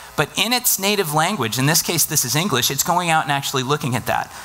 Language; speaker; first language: English; native; English